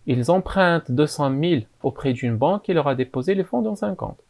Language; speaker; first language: French; non-native, local second language; Arabic